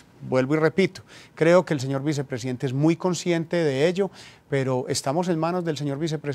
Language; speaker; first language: Spanish; native; Spanish